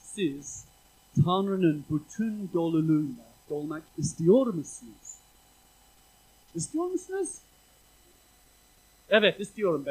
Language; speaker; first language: Turkish; non-native, fluent; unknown